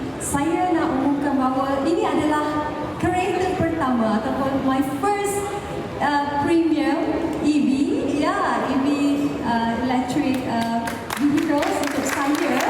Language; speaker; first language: Malay; native; Malay